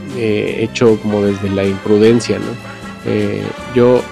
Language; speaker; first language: Spanish; native; Spanish